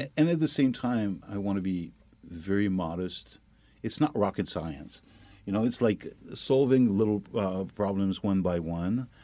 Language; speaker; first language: English; non-native, fluent; French